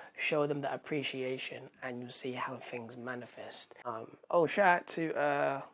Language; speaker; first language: English; native; English